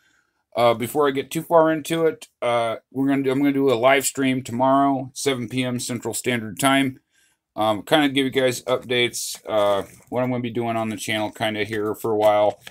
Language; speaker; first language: English; native; English